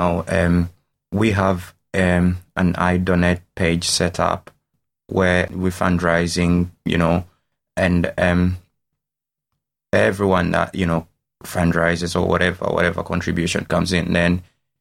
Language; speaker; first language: English; non-native, local second language; Ganda